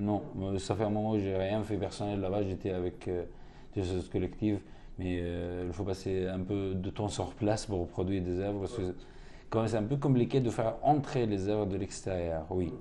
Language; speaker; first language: French; non-native, fluent; Arabic